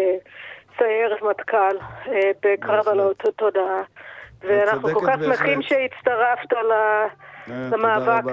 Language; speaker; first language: Hebrew; non-native, fluent; English